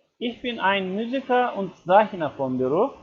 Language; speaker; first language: German; non-native, learner; Turkish